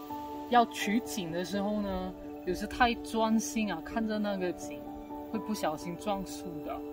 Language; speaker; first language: Chinese; native; Chinese